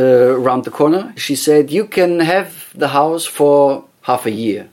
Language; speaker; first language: English; non-native, fluent; German